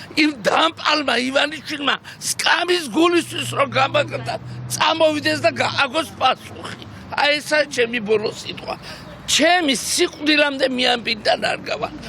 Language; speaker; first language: Georgian; native; Georgian